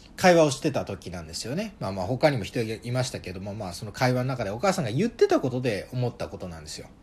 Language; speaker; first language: Japanese; native; Japanese